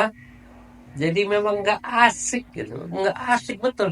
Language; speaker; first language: Indonesian; native; Indonesian